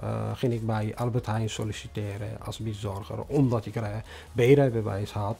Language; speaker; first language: Dutch; non-native, fluent; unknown